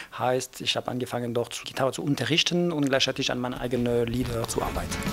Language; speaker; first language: German; non-native, fluent; French